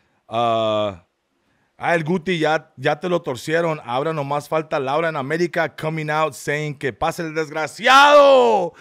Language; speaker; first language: Spanish; early bilingual, heritage; Spanish